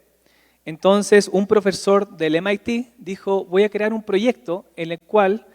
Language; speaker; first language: Spanish; native; Spanish